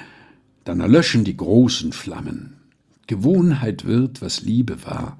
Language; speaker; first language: German; native; German